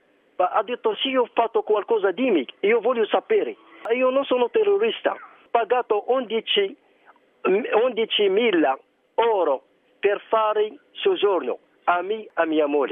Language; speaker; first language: Italian; non-native, learner; Arabic